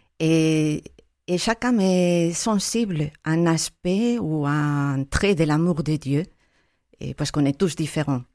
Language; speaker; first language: French; non-native, fluent; Spanish